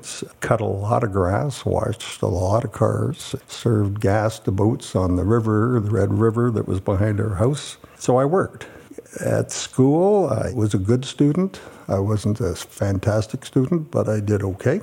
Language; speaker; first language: English; native; English